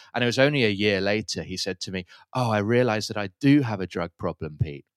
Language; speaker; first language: English; native; English